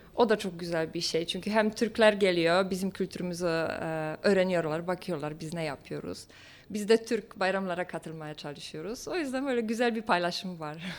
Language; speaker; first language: Turkish; non-native, fluent; Polish